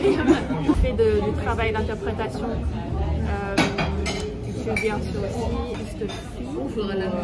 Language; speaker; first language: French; non-native, fluent; Korean